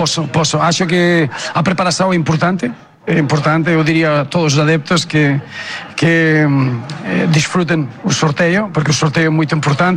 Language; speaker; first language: Portuguese; non-native, fluent; Spanish